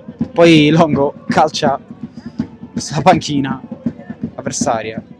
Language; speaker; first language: Italian; native; Italian